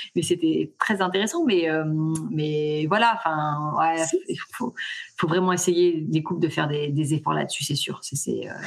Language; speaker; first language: French; native; French